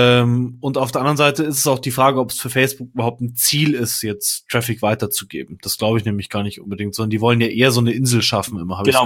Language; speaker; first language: German; native; German